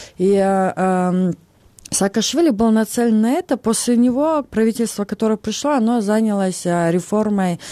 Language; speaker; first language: Russian; non-native, local second language; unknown